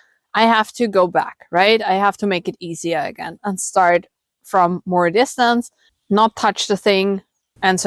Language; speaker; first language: English; non-native, fluent; German